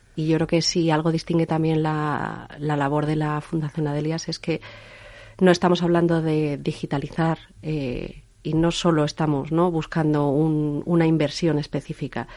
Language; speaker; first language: Spanish; native; Spanish